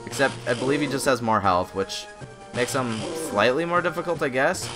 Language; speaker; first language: English; native; English